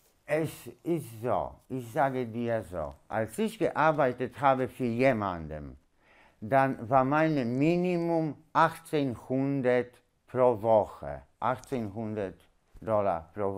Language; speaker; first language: German; non-native, learner; Polish